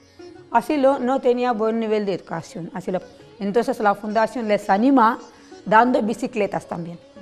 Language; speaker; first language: Spanish; non-native, learner; Telugu